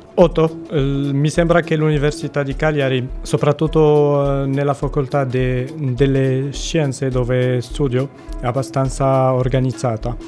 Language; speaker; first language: Italian; non-native, fluent; Arabic